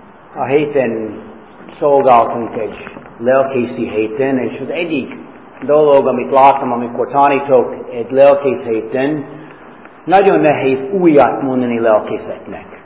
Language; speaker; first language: Hungarian; non-native, fluent; English